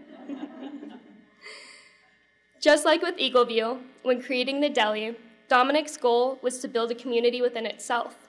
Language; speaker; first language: English; native; English